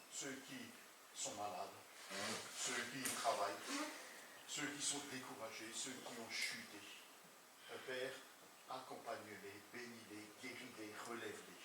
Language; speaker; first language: French; native; French